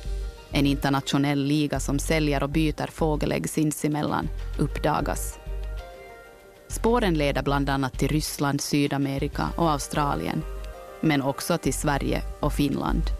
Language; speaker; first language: Swedish; native; Swedish